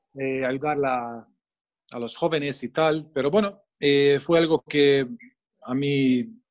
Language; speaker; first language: Spanish; non-native, fluent; Bosnian